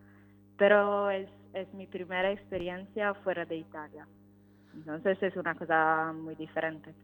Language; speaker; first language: Spanish; non-native, learner; Italian